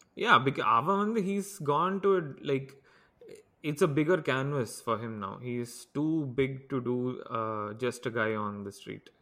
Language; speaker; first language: English; non-native, local second language; Tamil